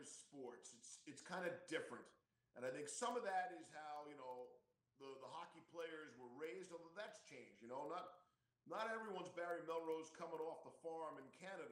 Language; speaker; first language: English; native; English